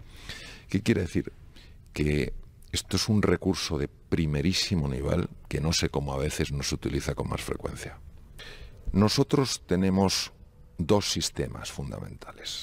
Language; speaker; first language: Spanish; native; Spanish